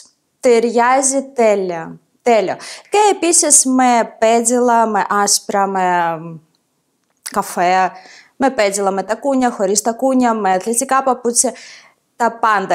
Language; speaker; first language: Greek; non-native, fluent; Ukrainian